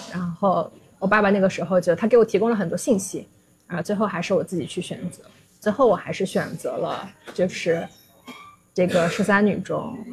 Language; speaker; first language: Chinese; native; Chinese